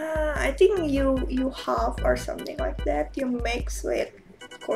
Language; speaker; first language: English; non-native, learner; Indonesian